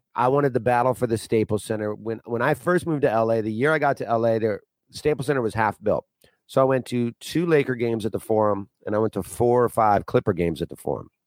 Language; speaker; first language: English; native; English